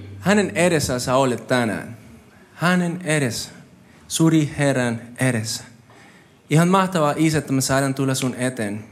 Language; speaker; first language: Finnish; non-native, fluent; Spanish